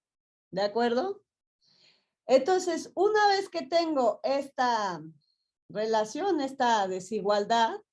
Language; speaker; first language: Spanish; native; Spanish